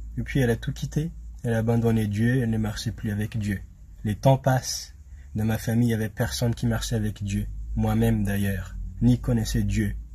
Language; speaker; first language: French; non-native, local second language; Malagasy